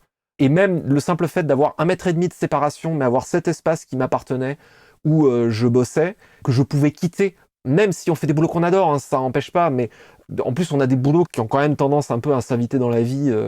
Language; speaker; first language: French; native; French